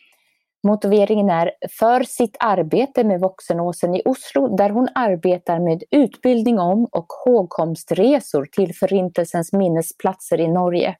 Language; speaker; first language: Swedish; native; Swedish